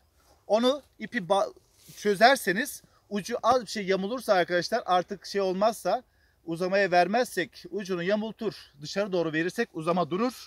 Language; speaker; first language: Turkish; native; Turkish